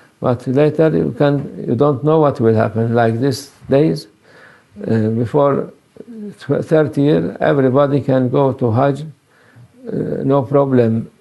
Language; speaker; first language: English; non-native, learner; Turkish